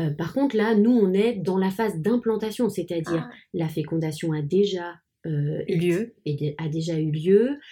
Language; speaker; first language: French; native; French